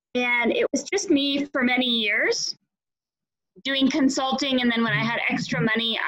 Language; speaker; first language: English; native; English